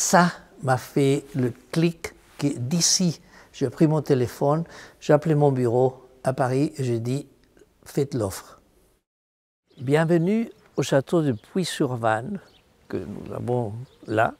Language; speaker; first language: French; non-native, fluent; Spanish